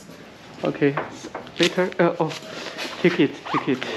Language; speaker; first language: English; non-native, learner; Chinese